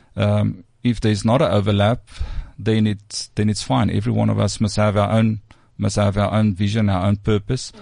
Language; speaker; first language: English; non-native, local second language; Afrikaans